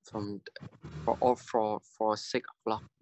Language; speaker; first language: English; non-native, learner; Vietnamese